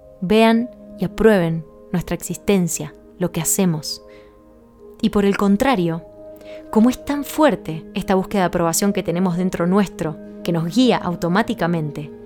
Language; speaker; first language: Spanish; native; Spanish